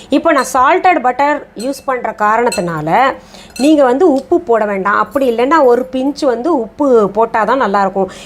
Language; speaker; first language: Tamil; non-native, fluent; Hindi